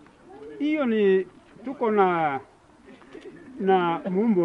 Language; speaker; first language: Swahili; non-native, local second language; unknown